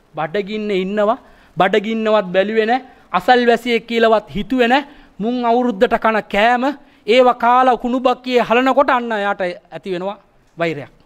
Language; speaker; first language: Sinhala; non-native, local second language; Tamil